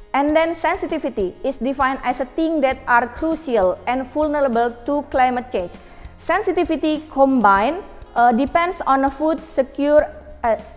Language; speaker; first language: English; non-native, learner; Indonesian